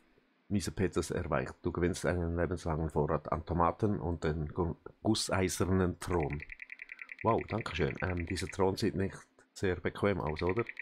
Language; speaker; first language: German; native; German